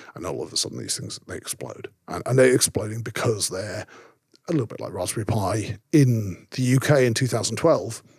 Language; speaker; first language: English; native; English